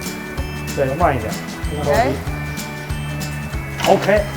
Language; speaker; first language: Chinese; native; Chinese